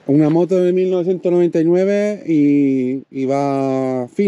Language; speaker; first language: Spanish; non-native, fluent; Italian